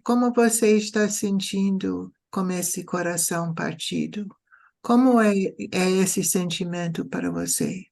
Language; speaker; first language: Portuguese; non-native, fluent; English